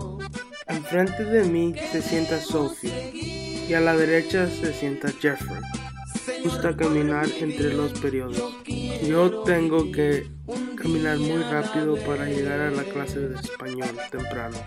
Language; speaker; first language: Spanish; non-native, learner; English